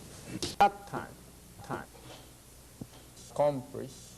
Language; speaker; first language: English; non-native, learner; Japanese